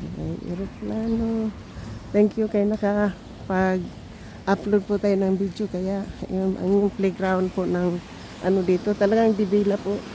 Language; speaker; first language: Filipino; non-native, local second language; Cebuano